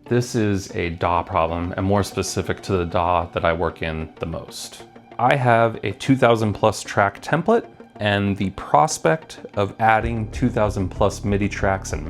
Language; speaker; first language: English; native; English